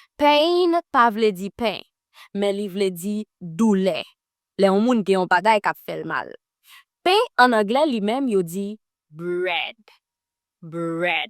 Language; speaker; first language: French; non-native, learner; Haitian Creole